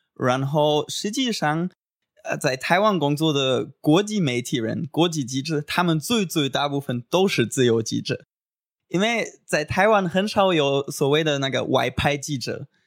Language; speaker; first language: Chinese; non-native, fluent; German